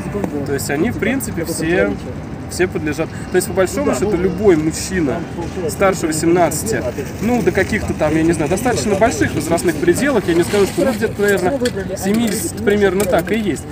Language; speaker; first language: Russian; native; Russian